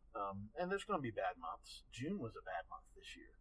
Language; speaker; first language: English; native; English